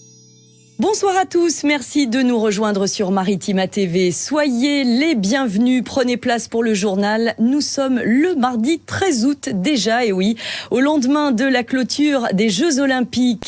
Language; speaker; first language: French; native; French